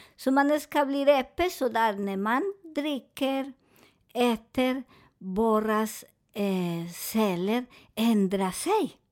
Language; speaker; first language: Swedish; non-native, fluent; Spanish